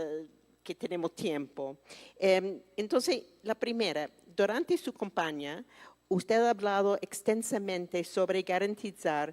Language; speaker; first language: Spanish; non-native, fluent; English